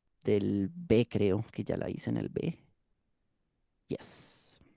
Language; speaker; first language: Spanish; native; Spanish